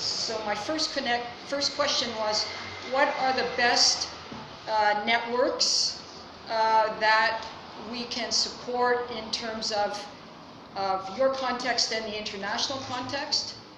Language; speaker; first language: English; native; English